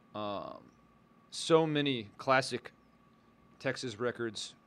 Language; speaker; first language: English; native; English